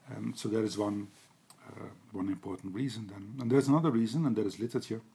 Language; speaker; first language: English; non-native, fluent; Dutch